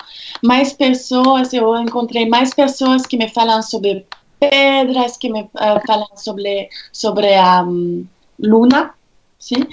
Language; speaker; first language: Portuguese; non-native, fluent; French